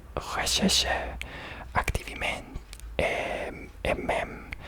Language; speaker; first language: French; non-native, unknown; Serbian